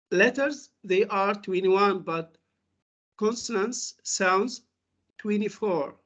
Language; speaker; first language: English; non-native, fluent; Arabic